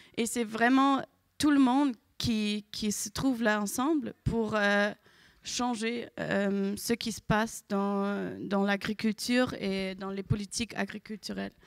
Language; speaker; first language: French; non-native, fluent; German